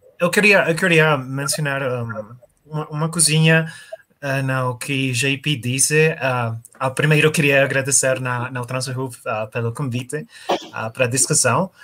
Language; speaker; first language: Portuguese; non-native, learner; Spanish